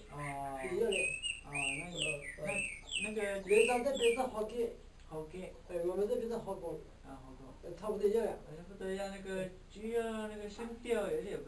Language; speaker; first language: Chinese; non-native, local second language; Hmong